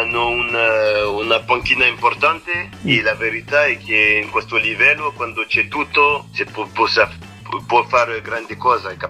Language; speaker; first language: Italian; non-native, fluent; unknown